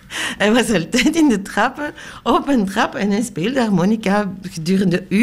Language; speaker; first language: Dutch; non-native, local second language; French